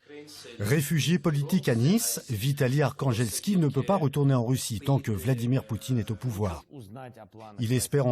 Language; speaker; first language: French; native; French